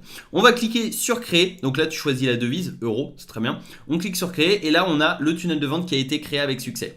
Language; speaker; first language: French; native; French